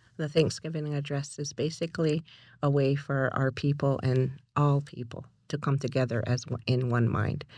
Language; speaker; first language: English; native; English